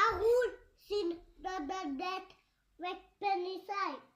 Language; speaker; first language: French; native; French